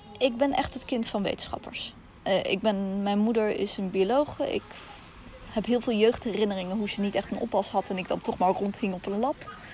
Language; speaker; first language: Dutch; early bilingual, other home language; Russian